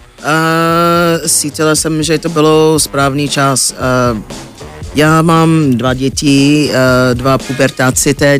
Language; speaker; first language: Czech; non-native, fluent; English